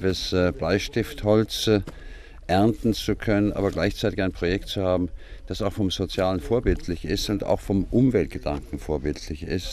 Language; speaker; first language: German; native; German